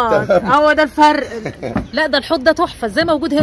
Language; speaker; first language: Arabic; native; Arabic